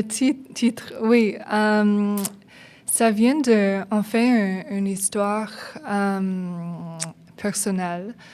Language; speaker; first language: French; non-native, learner; English